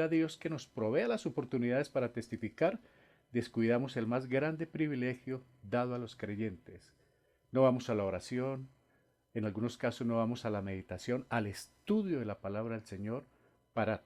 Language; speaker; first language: Spanish; native; Spanish